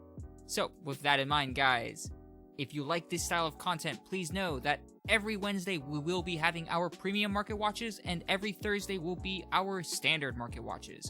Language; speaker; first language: English; native; English